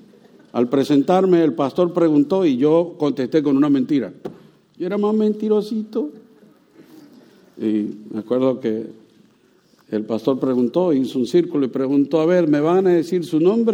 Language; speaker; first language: Spanish; native; Spanish